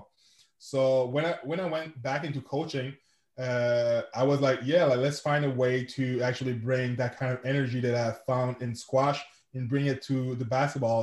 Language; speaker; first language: English; non-native, fluent; French